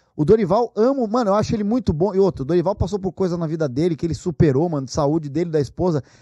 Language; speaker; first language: Portuguese; native; Portuguese